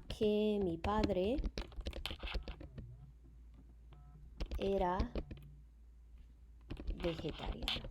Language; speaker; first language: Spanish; non-native, fluent; English